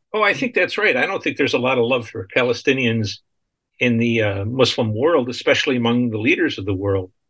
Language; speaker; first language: English; native; English